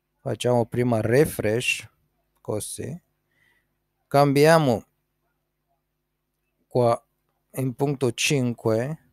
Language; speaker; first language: Italian; non-native, learner; Romanian